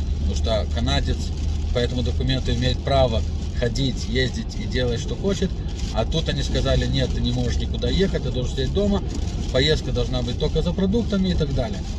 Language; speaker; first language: Russian; native; Russian